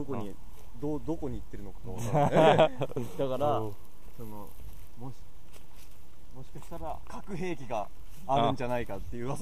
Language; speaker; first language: Japanese; native; Japanese